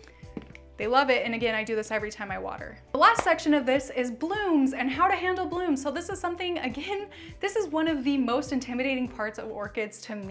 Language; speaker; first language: English; native; English